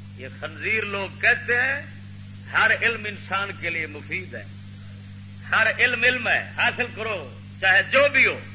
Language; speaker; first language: Urdu; non-native, local second language; Punjabi